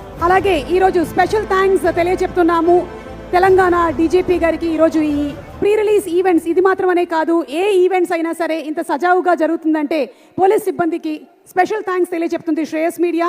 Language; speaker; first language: Telugu; native; Telugu